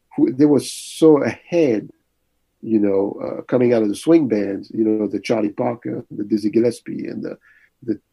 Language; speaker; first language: English; early bilingual, other home language; French